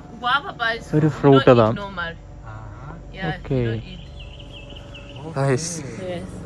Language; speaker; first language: English; non-native, local second language; Swahili